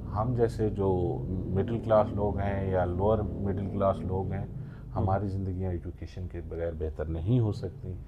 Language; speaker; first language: Urdu; non-native, local second language; Baluchi